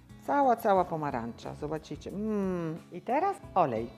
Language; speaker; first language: Polish; non-native, learner; Italian